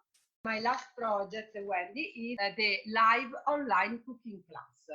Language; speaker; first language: English; non-native, fluent; Italian